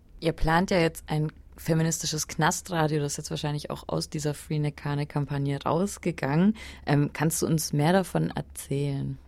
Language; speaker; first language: German; non-native, learner; Basque